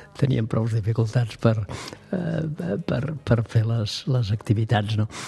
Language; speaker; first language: Catalan; native; Catalan